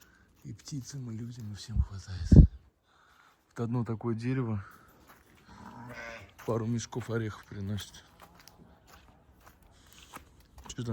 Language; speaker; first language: Russian; native; Russian